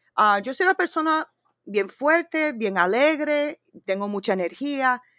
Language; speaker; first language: Spanish; early bilingual, heritage; Spanish